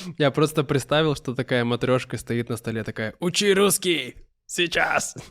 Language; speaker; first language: Russian; native; Russian